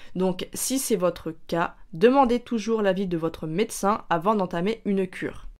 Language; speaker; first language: French; native; French